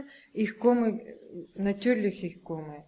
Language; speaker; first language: German; non-native, learner; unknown